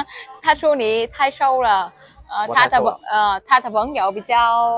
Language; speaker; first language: Chinese; non-native, fluent; Vietnamese